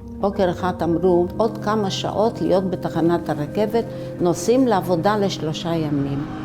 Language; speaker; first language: Hebrew; early bilingual, other home language; Romanian